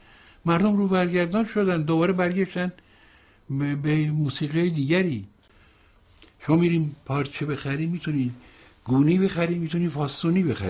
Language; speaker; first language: Persian; native; Persian